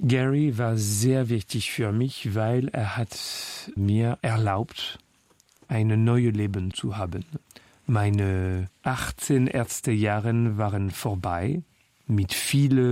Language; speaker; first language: German; non-native, fluent; French